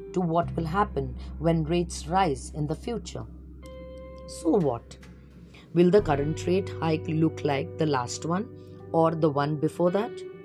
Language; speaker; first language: English; non-native, local second language; Marathi